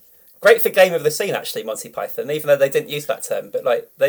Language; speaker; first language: English; native; English